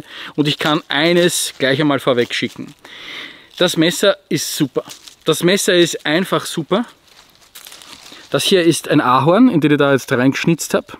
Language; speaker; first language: German; native; German